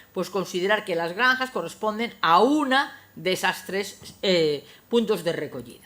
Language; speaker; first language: Spanish; non-native, local second language; Galician